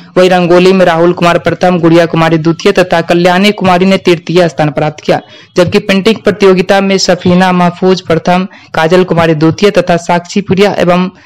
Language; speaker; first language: Hindi; native; Hindi